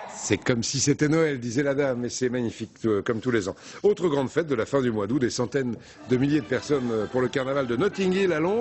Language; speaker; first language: French; native; French